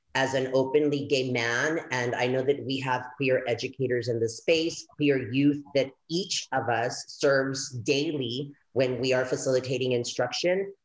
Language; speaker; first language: English; early bilingual, other home language; Spanish